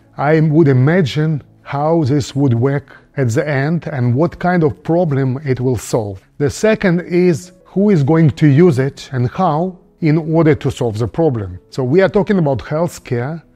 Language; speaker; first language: English; non-native, fluent; Russian